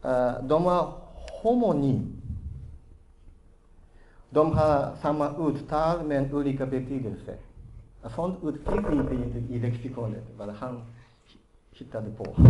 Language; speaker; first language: Swedish; non-native, fluent; Japanese